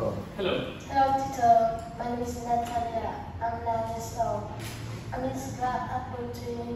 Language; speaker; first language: English; non-native, learner; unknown